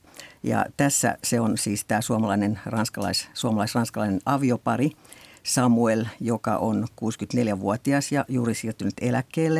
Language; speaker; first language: Finnish; native; Finnish